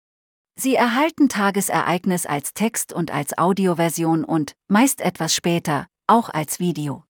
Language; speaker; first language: German; native; German